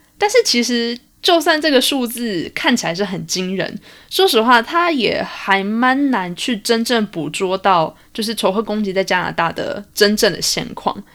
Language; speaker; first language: Chinese; early bilingual, heritage; Chinese